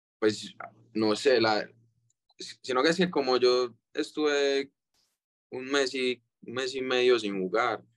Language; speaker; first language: Spanish; native; Spanish